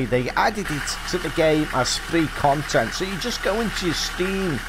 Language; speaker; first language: English; native; English